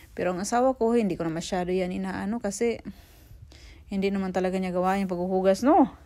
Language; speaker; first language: Filipino; non-native, local second language; Cebuano